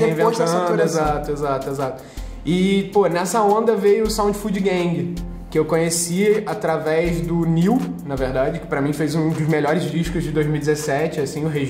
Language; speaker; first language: Portuguese; native; Portuguese